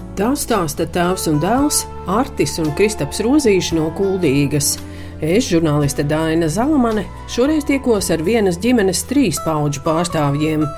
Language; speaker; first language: Latvian; native; Latvian